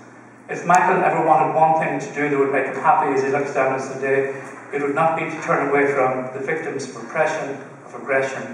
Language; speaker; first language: English; native; English